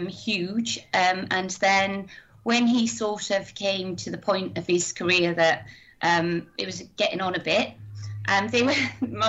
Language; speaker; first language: English; native; English